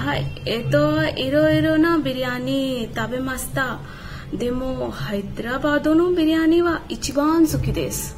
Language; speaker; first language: Japanese; non-native, learner; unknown